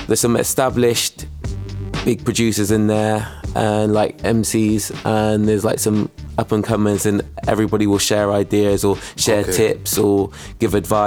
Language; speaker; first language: English; native; English